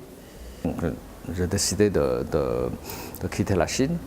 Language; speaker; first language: French; non-native, fluent; Chinese